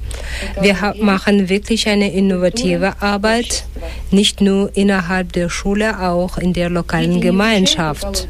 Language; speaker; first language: German; non-native, fluent; Russian